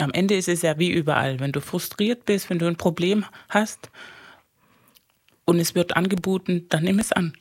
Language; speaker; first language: German; non-native, fluent; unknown